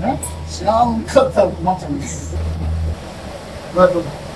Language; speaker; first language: Japanese; native; Japanese